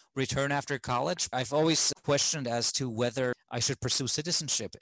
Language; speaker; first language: English; non-native, fluent; German